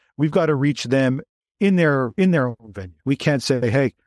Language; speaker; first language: English; native; English